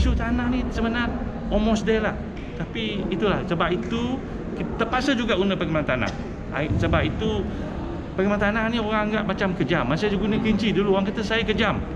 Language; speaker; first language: Malay; native; Malay